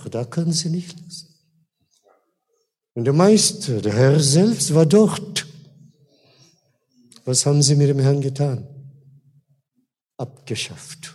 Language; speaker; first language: German; non-native, fluent; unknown